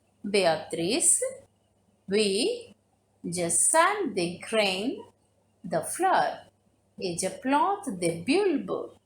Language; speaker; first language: French; non-native, fluent; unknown